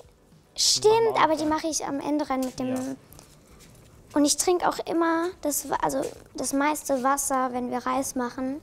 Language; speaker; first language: German; native; German